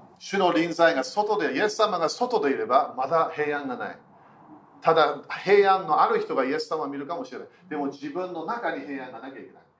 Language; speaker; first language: Japanese; non-native, fluent; English